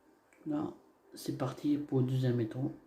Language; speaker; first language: French; non-native, learner; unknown